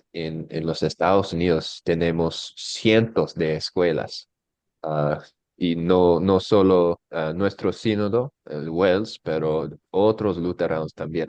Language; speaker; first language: Spanish; non-native, fluent; English